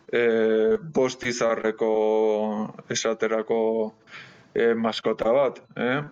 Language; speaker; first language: Basque; non-native, local second language; Spanish